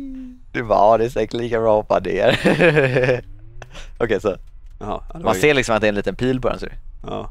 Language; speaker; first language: Swedish; native; Swedish